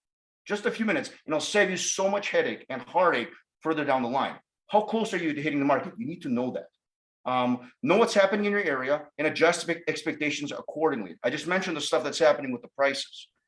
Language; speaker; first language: English; native; English